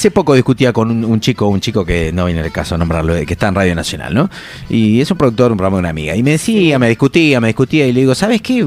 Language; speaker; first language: Spanish; native; Spanish